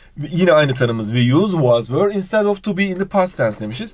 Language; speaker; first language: English; non-native, fluent; Turkish